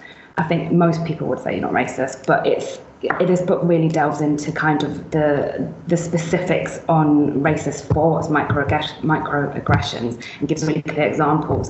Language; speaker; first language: English; native; English